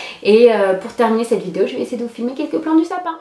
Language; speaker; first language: French; native; French